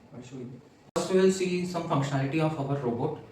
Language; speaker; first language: English; non-native, local second language; Hindi